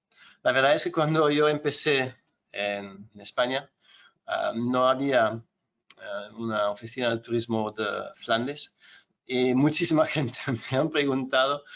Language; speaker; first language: Spanish; non-native, fluent; Dutch